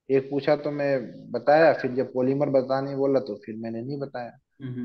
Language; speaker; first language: Hindi; native; Hindi